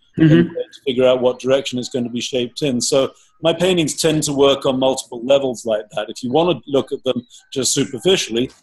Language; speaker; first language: English; native; English